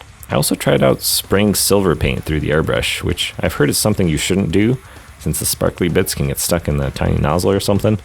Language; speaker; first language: English; native; English